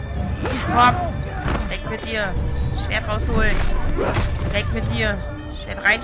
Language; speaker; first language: German; native; German